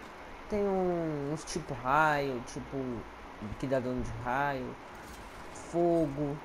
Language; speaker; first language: Portuguese; native; Portuguese